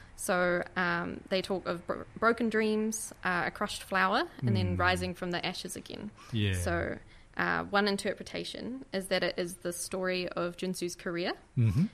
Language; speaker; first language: English; native; English